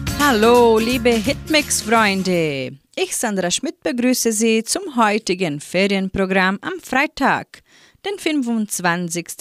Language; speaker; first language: German; native; German